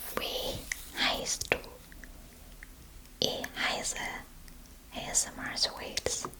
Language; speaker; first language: German; non-native, fluent; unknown